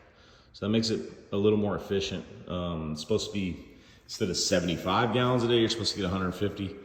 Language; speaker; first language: English; native; English